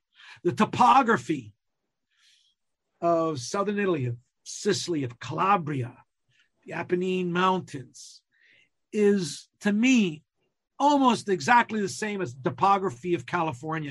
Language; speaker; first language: English; non-native, fluent; Italian